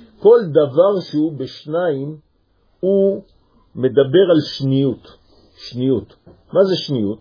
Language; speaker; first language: Hebrew; native; Hebrew